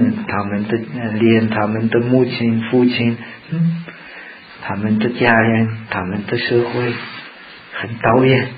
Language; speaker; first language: Chinese; non-native, fluent; Czech